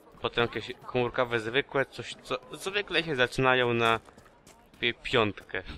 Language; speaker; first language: Polish; early bilingual, heritage; Polish